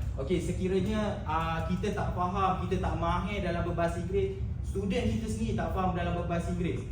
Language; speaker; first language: Malay; native; Malay